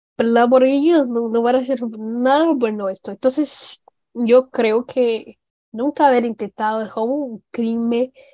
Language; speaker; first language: Spanish; non-native, fluent; Portuguese